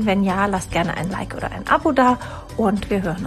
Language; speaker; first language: German; native; German